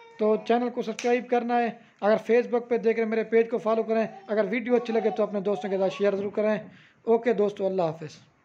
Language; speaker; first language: Urdu; non-native, local second language; Saraiki